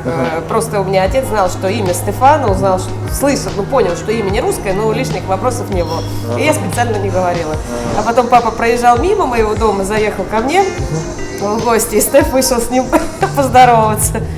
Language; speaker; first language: Russian; native; Russian